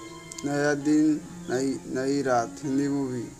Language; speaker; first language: Hindi; non-native, local second language; Odia